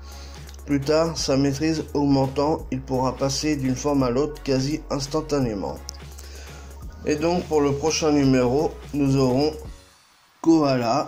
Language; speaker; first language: French; native; French